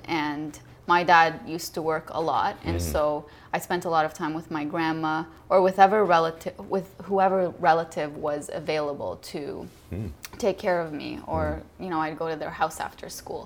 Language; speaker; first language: English; non-native, fluent; Arabic